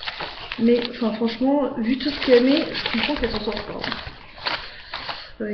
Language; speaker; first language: French; native; French